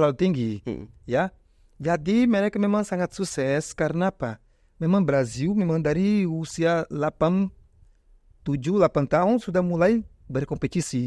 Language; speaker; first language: Indonesian; non-native, fluent; Portuguese